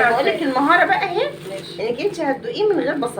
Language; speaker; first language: Arabic; native; Arabic